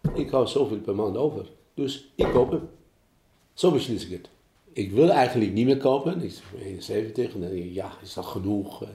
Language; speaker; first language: Dutch; non-native, fluent; Persian